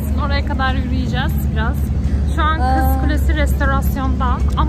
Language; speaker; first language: Turkish; native; Turkish